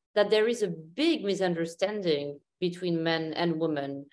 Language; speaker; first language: English; non-native, fluent; Arabic